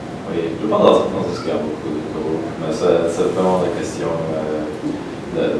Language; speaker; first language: French; non-native, learner; Polish